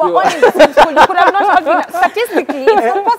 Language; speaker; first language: English; non-native, local second language; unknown